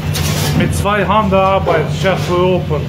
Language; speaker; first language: German; non-native, learner; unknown